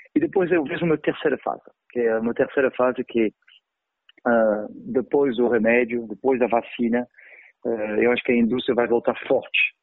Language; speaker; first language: Portuguese; non-native, fluent; French